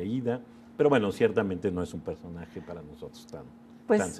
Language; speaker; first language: Spanish; native; Spanish